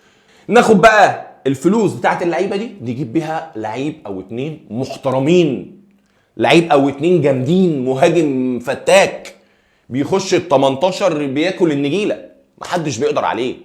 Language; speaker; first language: Arabic; native; Arabic